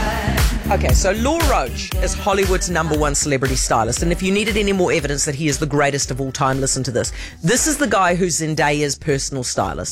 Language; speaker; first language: English; native; English